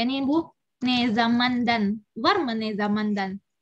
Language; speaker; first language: Turkish; non-native, learner; Indonesian